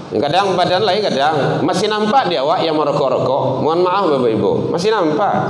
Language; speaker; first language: Malay; non-native, local second language; Minangkabau